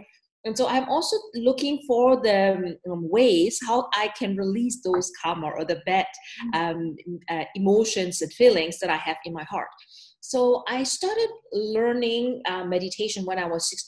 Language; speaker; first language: English; non-native, learner; Burmese